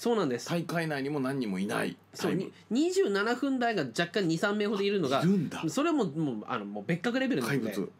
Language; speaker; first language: Japanese; native; Japanese